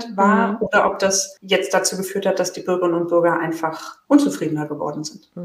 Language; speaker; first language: German; native; German